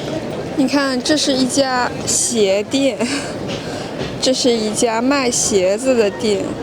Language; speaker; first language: Chinese; non-native, fluent; French